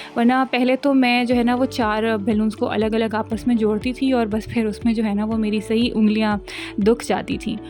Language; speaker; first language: Urdu; native; Urdu